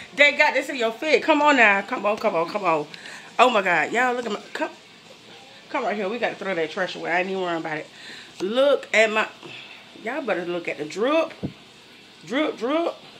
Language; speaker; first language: English; native; English